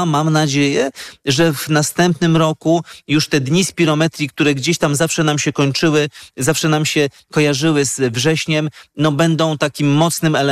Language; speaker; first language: Polish; native; Polish